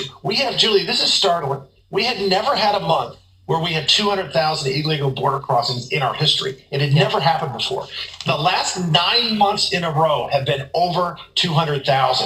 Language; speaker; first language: English; native; English